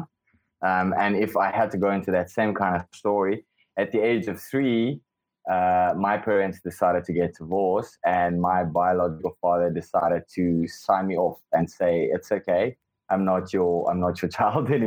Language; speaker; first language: English; non-native, local second language; Afrikaans